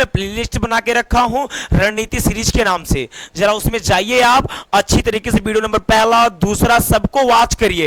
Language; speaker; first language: Hindi; native; Hindi